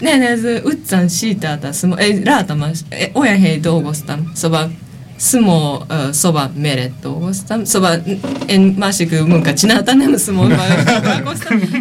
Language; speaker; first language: Hungarian; non-native, learner; Japanese